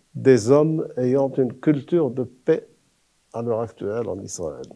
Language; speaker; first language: French; non-native, local second language; Arabic